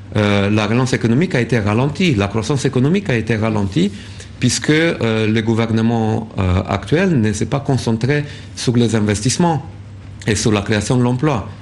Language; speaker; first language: French; non-native, fluent; Romanian